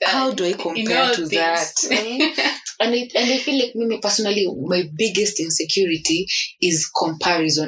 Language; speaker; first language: English; non-native, local second language; Swahili